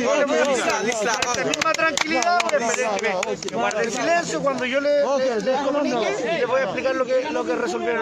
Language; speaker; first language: Spanish; native; Spanish